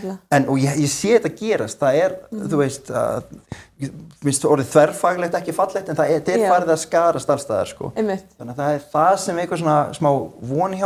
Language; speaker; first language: Icelandic; native; Icelandic